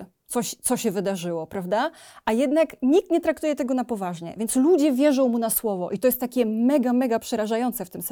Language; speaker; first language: Polish; native; Polish